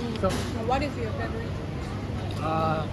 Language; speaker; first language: English; non-native, fluent; Korean